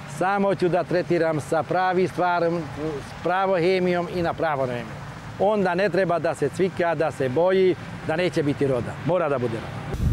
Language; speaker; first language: Croatian; non-native, local second language; Hungarian